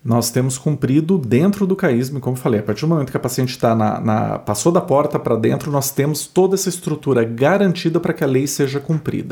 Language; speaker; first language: Portuguese; native; Portuguese